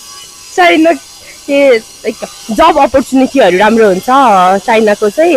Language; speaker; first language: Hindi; non-native, learner; Nepali